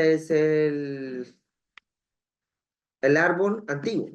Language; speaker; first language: Spanish; non-native, local second language; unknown